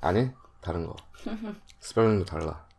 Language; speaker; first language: Korean; non-native, fluent; English